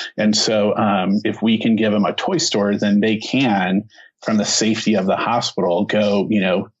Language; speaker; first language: English; native; English